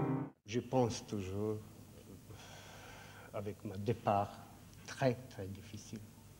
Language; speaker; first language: French; non-native, fluent; Hungarian